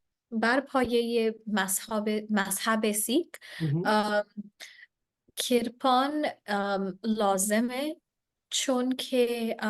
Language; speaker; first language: Persian; non-native, learner; English